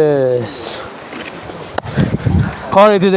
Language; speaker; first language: English; non-native, learner; Indonesian